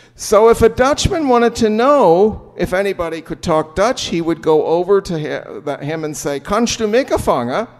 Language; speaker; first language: English; early bilingual, other home language; German